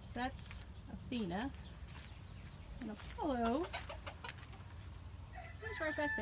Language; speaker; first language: English; native; English